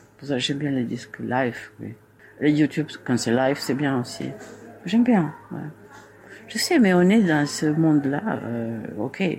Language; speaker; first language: French; non-native, fluent; Spanish